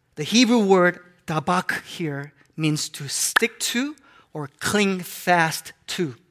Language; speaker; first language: English; non-native, local second language; Korean